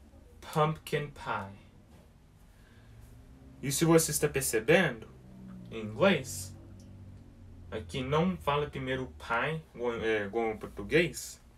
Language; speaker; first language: Portuguese; early bilingual, heritage; Portuguese